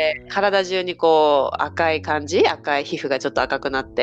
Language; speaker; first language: Japanese; native; Japanese